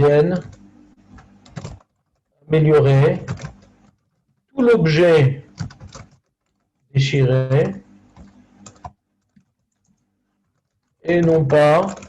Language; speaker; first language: French; native; French